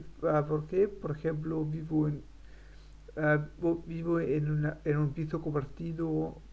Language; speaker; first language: Spanish; non-native, learner; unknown